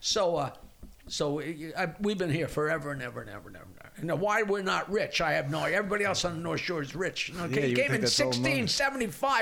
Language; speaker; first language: English; native; English